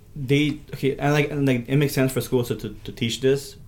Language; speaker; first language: English; native; English